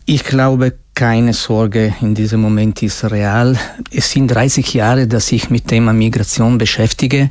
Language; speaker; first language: German; non-native, fluent; Italian